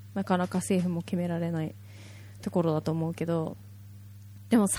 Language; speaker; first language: Japanese; native; Japanese